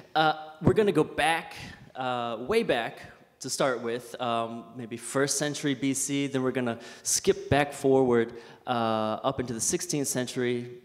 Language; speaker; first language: English; native; English